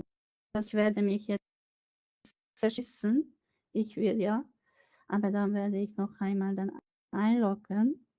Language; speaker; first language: German; non-native, fluent; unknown